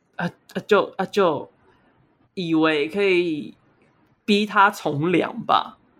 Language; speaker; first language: Chinese; native; Chinese